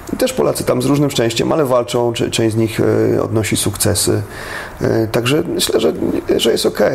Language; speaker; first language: Polish; native; Polish